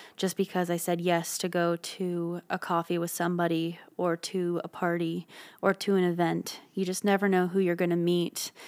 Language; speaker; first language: English; native; English